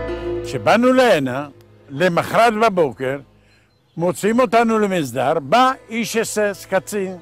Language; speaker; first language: Hebrew; non-native, fluent; Ladino